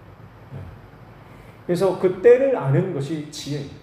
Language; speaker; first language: Korean; native; Korean